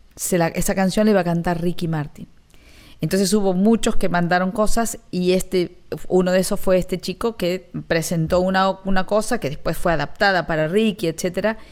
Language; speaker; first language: Spanish; native; Spanish